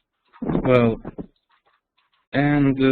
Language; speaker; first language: English; non-native, fluent; Russian